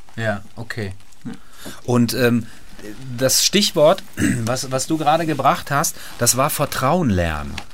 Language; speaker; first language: German; native; German